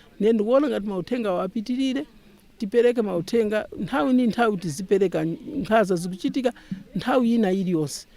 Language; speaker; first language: Nyanja; native; Nyanja